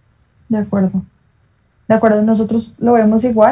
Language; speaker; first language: Spanish; native; Spanish